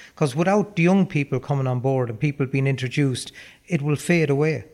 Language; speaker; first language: English; native; English